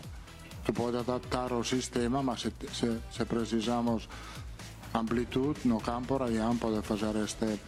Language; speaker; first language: Portuguese; non-native, fluent; Italian